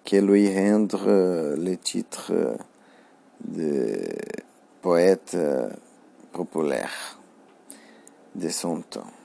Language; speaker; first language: French; non-native, learner; Portuguese